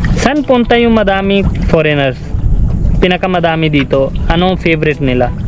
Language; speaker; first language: Filipino; non-native, learner; Hindi